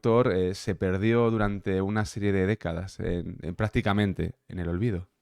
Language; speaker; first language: Spanish; native; Spanish